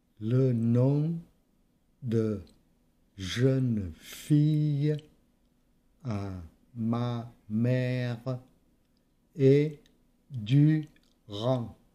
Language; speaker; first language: French; non-native, fluent; Vietnamese